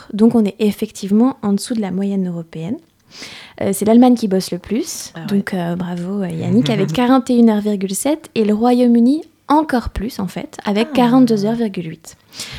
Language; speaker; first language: French; native; French